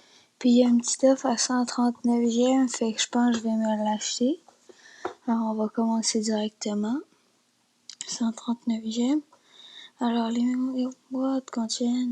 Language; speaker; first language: French; native; French